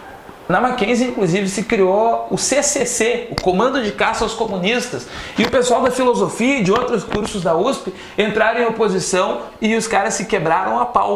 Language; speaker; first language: Portuguese; native; Portuguese